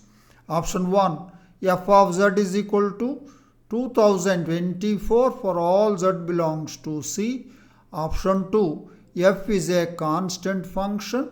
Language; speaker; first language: English; non-native, local second language; Telugu